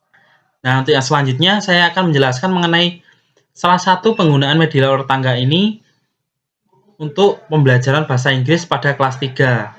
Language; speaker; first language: Indonesian; native; Indonesian